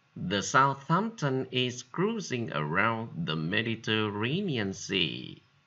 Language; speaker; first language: English; non-native, fluent; Vietnamese